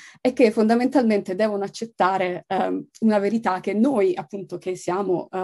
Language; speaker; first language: Italian; native; Italian